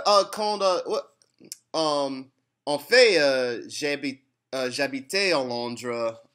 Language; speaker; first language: French; non-native, learner; English